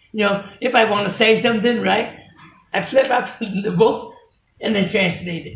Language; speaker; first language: English; non-native, fluent; Vietnamese